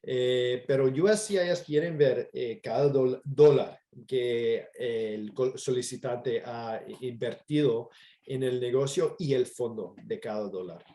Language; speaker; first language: Spanish; non-native, fluent; English